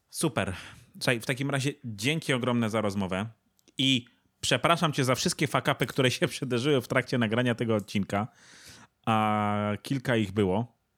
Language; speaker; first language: Polish; native; Polish